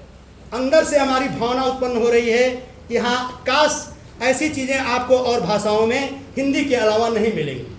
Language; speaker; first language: Hindi; native; Hindi